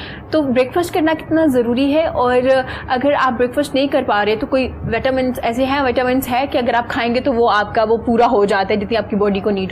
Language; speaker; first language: Urdu; native; Urdu